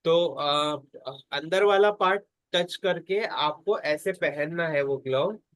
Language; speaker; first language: Hindi; non-native, local second language; Marathi